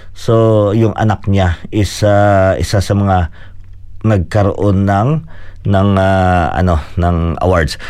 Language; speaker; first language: Filipino; non-native, local second language; Cebuano